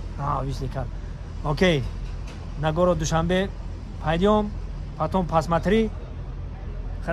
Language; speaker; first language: Russian; non-native, learner; Tajik